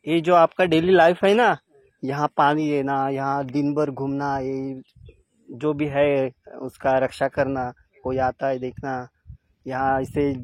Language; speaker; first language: Hindi; non-native, local second language; Marathi